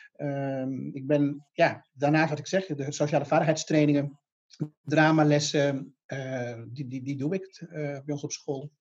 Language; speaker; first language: Dutch; native; Dutch